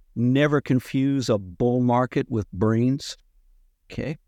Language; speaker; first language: English; native; English